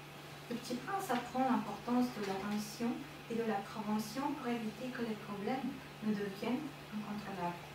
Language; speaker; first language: French; non-native, learner; Bulgarian